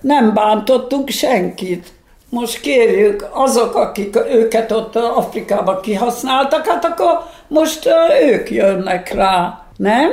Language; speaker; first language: Hungarian; early bilingual, heritage; Hungarian